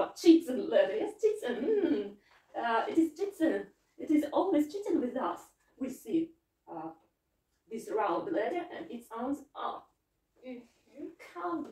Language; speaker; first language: English; non-native, fluent; Russian